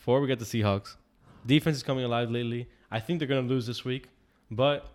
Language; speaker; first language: English; native; English